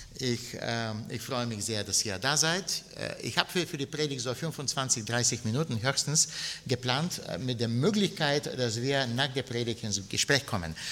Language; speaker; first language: German; non-native, fluent; Bulgarian